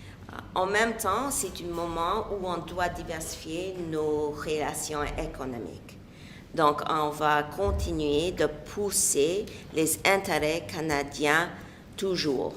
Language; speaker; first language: French; non-native, local second language; English